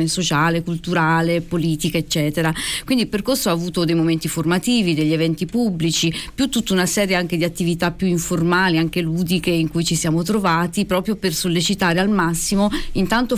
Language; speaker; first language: Italian; native; Italian